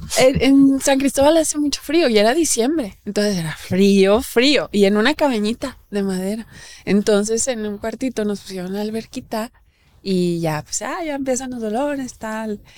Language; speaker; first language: Spanish; native; Spanish